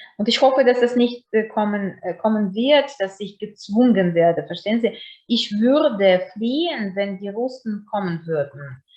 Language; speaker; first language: German; non-native, fluent; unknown